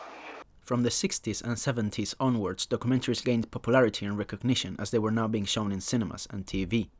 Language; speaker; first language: English; non-native, fluent; Spanish